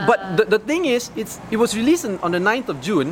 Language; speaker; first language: English; non-native, local second language; Malay